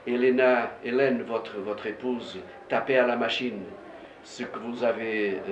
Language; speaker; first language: French; non-native, fluent; Portuguese